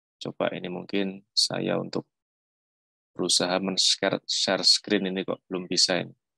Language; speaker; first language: Indonesian; non-native, local second language; Javanese